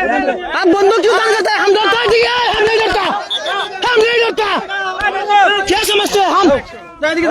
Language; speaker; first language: Hindi; non-native, learner; Bangla